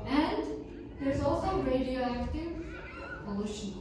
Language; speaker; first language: English; non-native, fluent; Mongolian